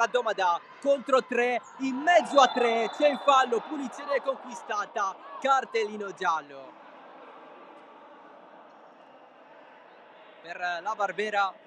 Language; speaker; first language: Italian; native; Italian